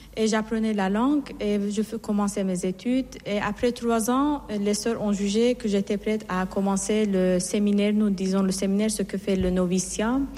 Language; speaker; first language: French; non-native, fluent; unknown